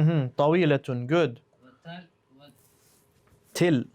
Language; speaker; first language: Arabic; non-native, fluent; English